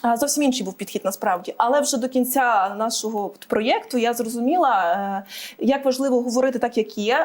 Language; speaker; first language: Ukrainian; native; Ukrainian